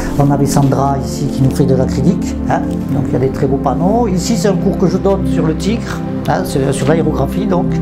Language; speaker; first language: French; native; French